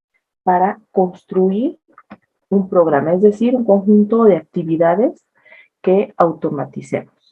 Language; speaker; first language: Spanish; native; Spanish